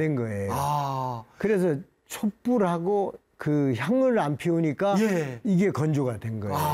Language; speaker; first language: Korean; native; Korean